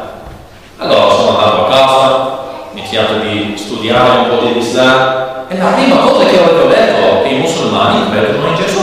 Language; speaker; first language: Italian; non-native, learner; English